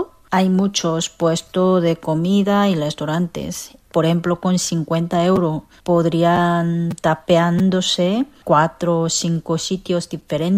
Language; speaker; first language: Spanish; non-native, learner; Korean